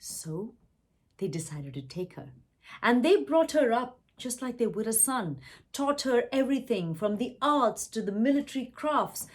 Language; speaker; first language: English; non-native, local second language; Tamil